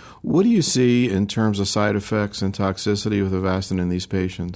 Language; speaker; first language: English; native; English